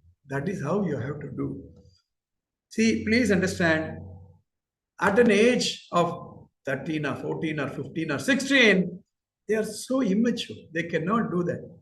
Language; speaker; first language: English; non-native, local second language; Tamil